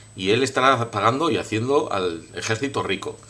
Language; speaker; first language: Spanish; native; Spanish